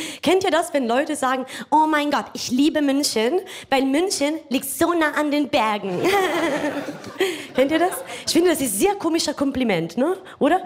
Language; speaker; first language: German; non-native, fluent; Italian